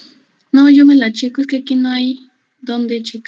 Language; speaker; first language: Spanish; native; Spanish